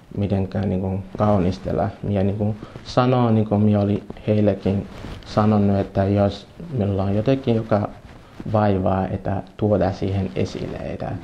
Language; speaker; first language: Finnish; non-native, learner; English